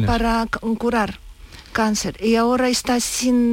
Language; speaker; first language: Spanish; non-native, learner; Ukrainian